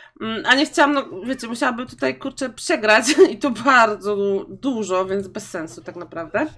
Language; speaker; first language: Polish; native; Polish